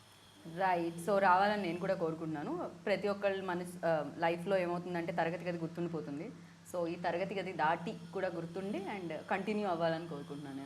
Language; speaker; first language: Telugu; native; Telugu